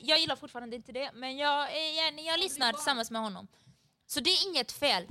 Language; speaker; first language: Swedish; early bilingual, other home language; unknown